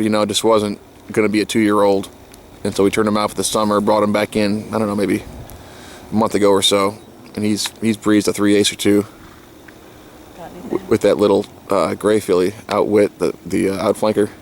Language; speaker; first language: English; native; English